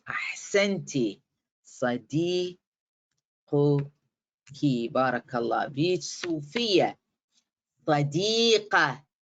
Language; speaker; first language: Arabic; non-native, fluent; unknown